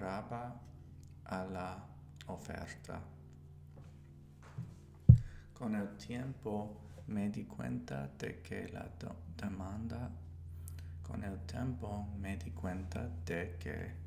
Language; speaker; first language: Spanish; non-native, learner; English